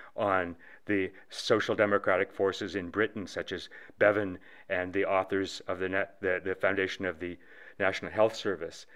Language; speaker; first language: English; native; English